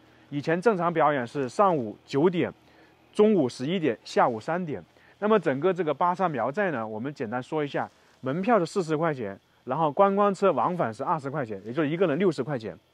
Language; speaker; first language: Chinese; native; Chinese